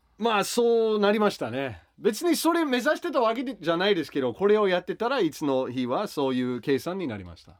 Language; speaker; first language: Japanese; non-native, fluent; English